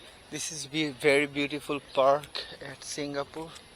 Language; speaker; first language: English; non-native, local second language; Bangla